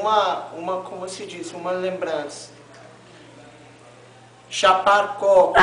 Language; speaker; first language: Portuguese; non-native, learner; English